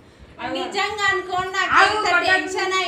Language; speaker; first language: Telugu; native; Telugu